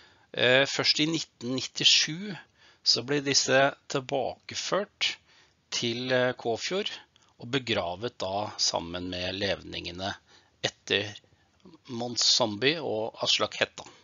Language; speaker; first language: Norwegian; native; Norwegian